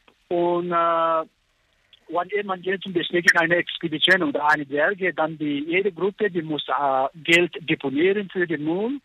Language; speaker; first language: German; non-native, learner; Nepali